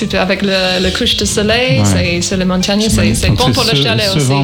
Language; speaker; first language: French; non-native, learner; English